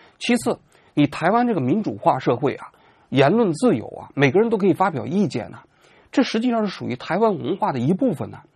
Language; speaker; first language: Chinese; native; Chinese